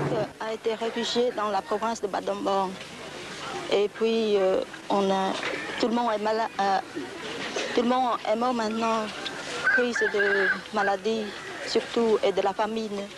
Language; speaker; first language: French; non-native, learner; Khmer